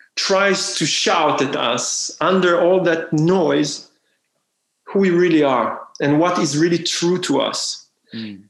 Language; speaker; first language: English; non-native, fluent; Hebrew